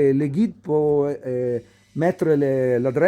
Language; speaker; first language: French; non-native, learner; Italian